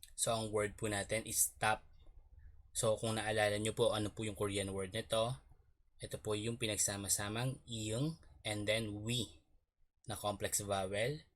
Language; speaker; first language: Filipino; native; Filipino